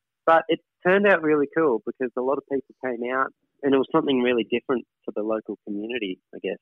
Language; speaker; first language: English; native; English